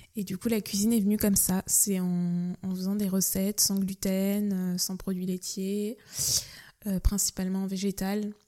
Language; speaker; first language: French; native; French